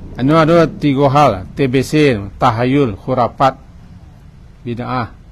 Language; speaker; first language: Malay; non-native, local second language; Minangkabau